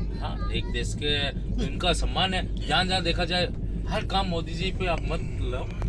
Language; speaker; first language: Hindi; native; Hindi